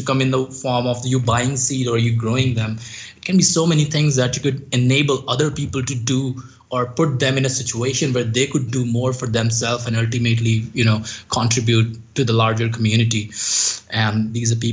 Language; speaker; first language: English; non-native, local second language; Hindi